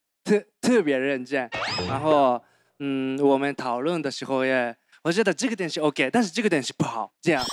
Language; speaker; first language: Chinese; non-native, learner; Japanese